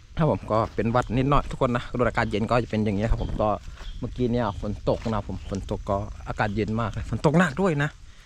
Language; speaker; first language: Thai; non-native, local second language; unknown